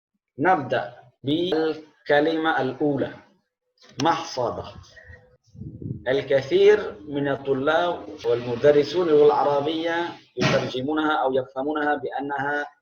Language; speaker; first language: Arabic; non-native, fluent; Indonesian